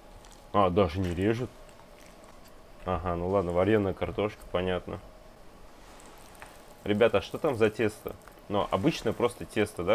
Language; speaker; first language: Russian; native; Russian